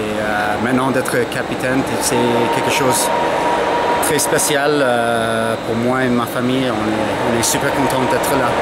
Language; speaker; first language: French; non-native, fluent; English